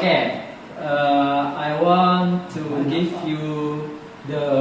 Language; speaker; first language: English; non-native, learner; Indonesian